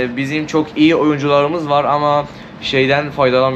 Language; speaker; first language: Turkish; non-native, fluent; Persian